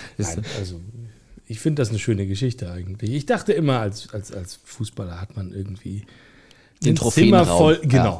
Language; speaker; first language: German; native; German